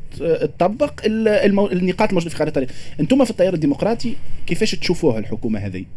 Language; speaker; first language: Arabic; native; Arabic